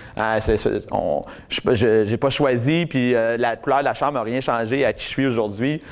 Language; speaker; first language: French; native; French